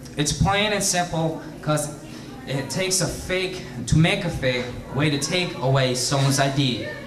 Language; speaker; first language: English; native; English